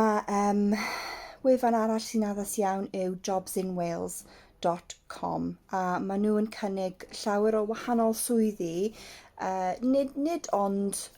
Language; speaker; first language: Welsh; non-native, local second language; English